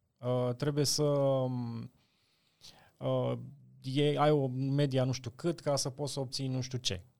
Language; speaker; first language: Romanian; native; Romanian